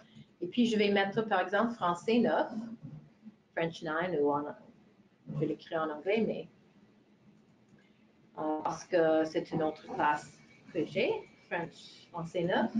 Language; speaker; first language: French; non-native, fluent; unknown